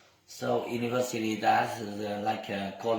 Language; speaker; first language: English; non-native, learner; Vietnamese